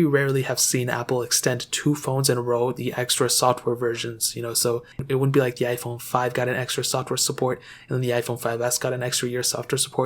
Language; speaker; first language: English; native; English